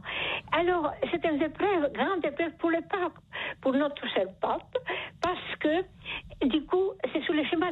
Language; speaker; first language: French; non-native, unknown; Polish